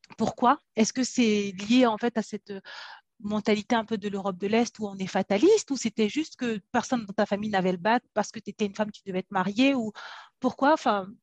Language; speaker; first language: French; native; French